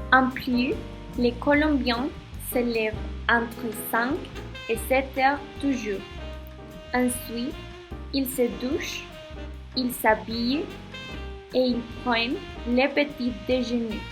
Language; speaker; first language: French; non-native, learner; Spanish